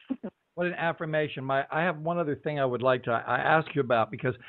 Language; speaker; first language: English; native; English